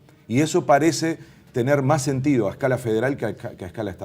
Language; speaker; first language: Spanish; native; Spanish